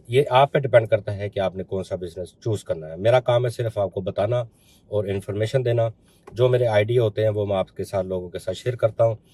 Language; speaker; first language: Urdu; non-native, local second language; Punjabi